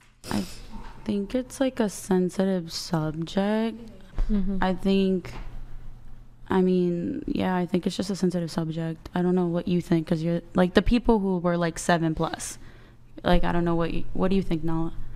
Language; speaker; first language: English; early bilingual, other home language; Portuguese